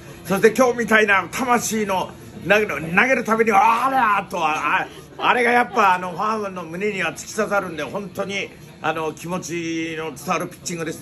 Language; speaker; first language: Japanese; native; Japanese